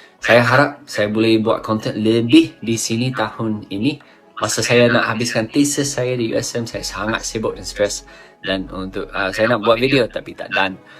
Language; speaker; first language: Malay; non-native, fluent; English